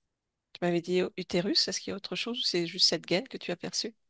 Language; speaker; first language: French; native; French